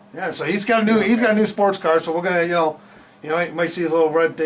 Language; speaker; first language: English; native; English